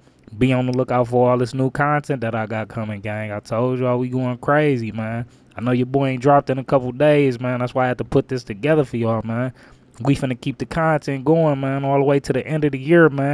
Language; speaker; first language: English; native; English